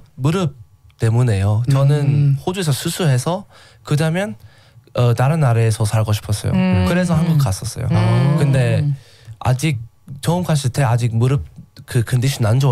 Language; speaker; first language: Korean; non-native, learner; English